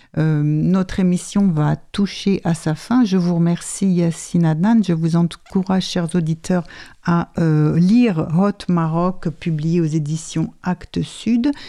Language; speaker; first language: French; native; French